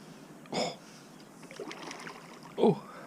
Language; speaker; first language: English; native; English